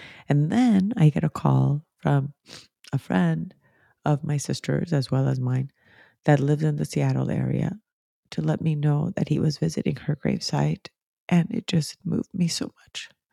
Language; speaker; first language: English; early bilingual, other home language; Spanish